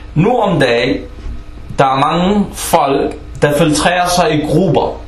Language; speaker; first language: Danish; non-native, fluent; Arabic